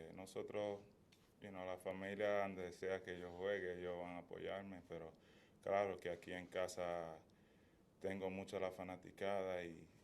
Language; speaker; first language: Spanish; early bilingual, heritage; Spanish